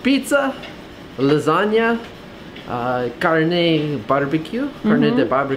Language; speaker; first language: Spanish; non-native, learner; English